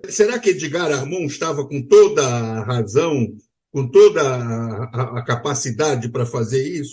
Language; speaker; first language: Portuguese; native; Portuguese